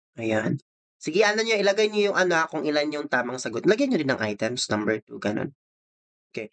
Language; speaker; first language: Filipino; non-native, local second language; Cebuano